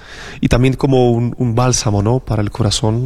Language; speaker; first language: Spanish; non-native, fluent; Polish